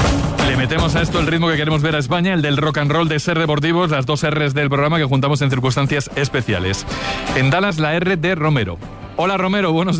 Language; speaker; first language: Spanish; native; Spanish